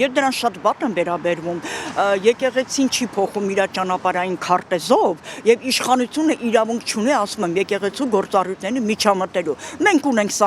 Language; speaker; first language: Armenian; native; Armenian